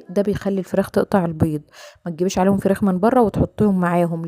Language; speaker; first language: Arabic; native; Arabic